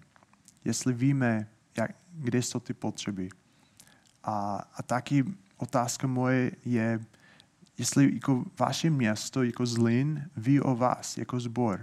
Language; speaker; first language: Czech; non-native, fluent; English